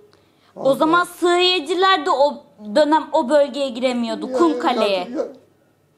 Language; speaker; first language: Turkish; native; Turkish